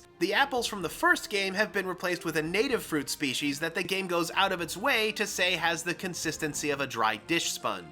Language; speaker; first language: English; native; English